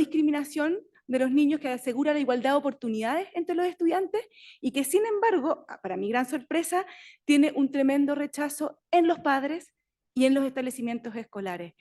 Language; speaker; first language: Spanish; native; Spanish